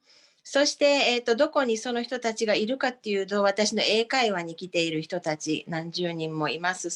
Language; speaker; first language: Japanese; non-native, fluent; Finnish